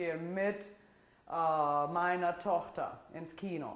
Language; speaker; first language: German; non-native, fluent; Italian